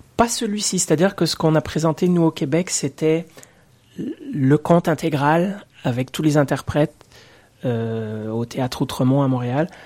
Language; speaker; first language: French; native; French